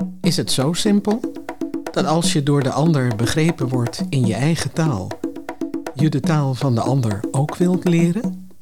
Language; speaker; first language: Dutch; non-native, local second language; Papiamento